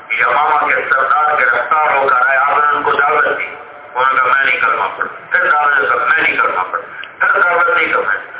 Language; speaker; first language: Urdu; non-native, local second language; Punjabi